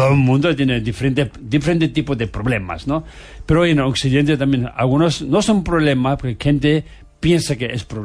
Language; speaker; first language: Spanish; non-native, fluent; Tibetan